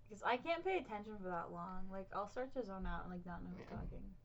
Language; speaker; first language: English; native; English